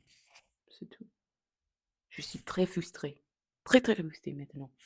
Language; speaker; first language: French; non-native, learner; English